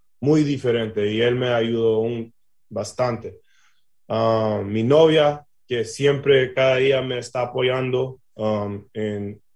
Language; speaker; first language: Spanish; early bilingual, heritage; English